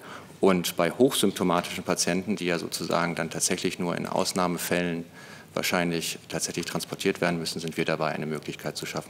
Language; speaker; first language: German; native; German